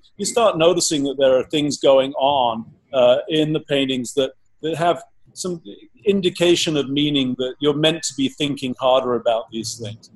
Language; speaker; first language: English; native; English